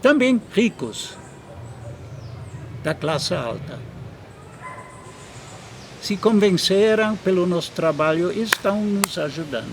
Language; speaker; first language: Portuguese; non-native, fluent; German